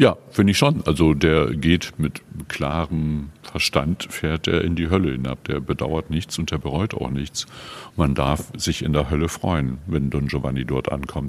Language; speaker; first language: German; native; German